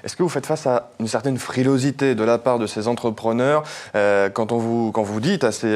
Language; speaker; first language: French; native; French